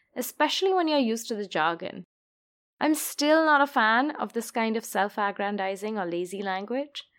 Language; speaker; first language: English; non-native, local second language; Hindi